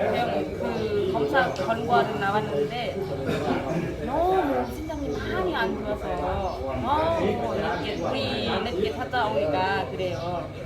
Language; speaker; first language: Korean; non-native, learner; Lao